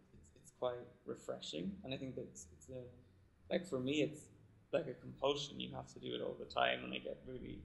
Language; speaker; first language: English; native; English